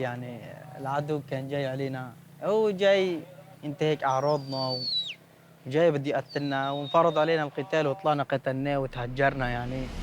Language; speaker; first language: Arabic; native; Arabic